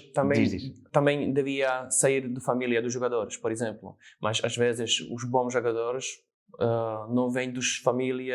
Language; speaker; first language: Portuguese; non-native, fluent; Slovak